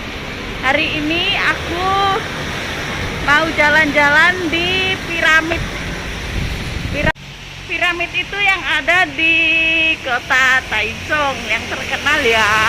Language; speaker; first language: Indonesian; non-native, local second language; Javanese